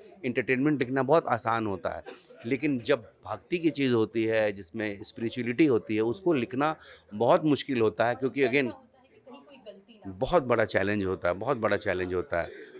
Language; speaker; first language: Hindi; native; Hindi